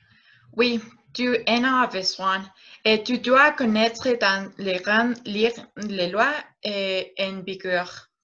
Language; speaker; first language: French; non-native, learner; Spanish